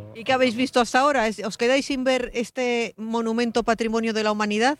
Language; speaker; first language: Spanish; native; Spanish